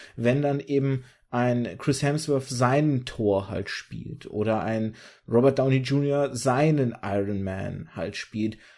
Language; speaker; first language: German; early bilingual, other home language; Russian